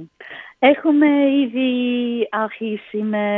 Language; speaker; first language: Greek; non-native, learner; English